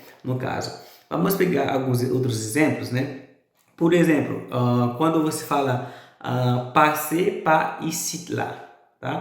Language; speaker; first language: Portuguese; non-native, fluent; Haitian Creole